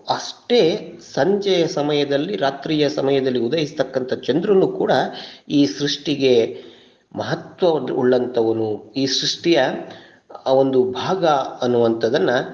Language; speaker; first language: Kannada; non-native, local second language; Kodava